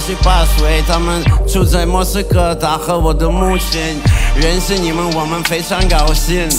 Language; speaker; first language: Chinese; non-native, learner; Russian